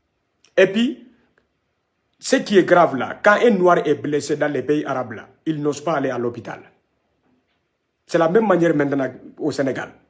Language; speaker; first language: French; non-native, local second language; Wolof